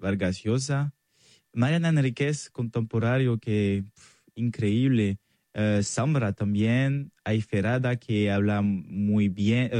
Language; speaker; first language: Spanish; non-native, learner; French